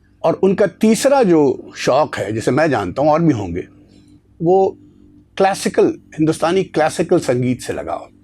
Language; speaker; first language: Urdu; native; Urdu